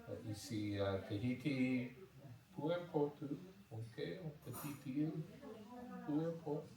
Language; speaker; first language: French; non-native, learner; English